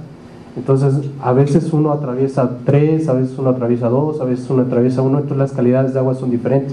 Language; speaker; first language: Spanish; native; Spanish